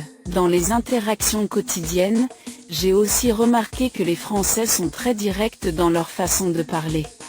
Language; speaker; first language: French; non-native, fluent; Thai